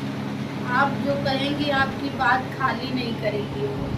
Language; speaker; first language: Hindi; native; Hindi